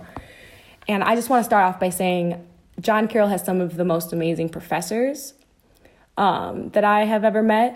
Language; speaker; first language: English; native; English